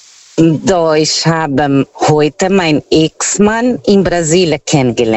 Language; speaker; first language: German; non-native, fluent; Portuguese